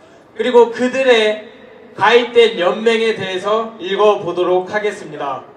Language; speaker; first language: Korean; native; Korean